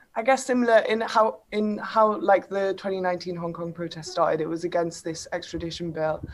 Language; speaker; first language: English; native; English